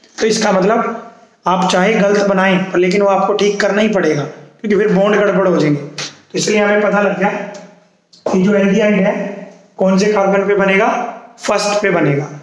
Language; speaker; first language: Hindi; native; Hindi